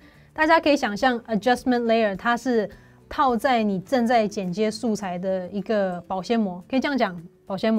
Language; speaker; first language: Chinese; native; Chinese